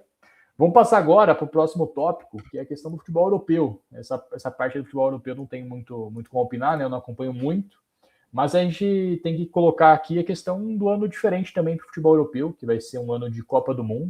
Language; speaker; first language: Portuguese; native; Portuguese